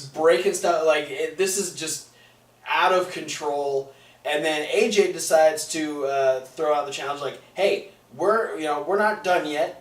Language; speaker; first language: English; native; English